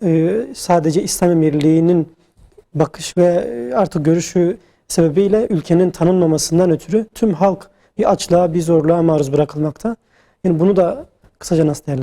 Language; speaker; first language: Turkish; native; Turkish